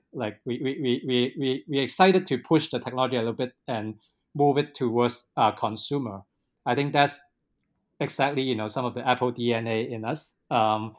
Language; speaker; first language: English; non-native, local second language; Cantonese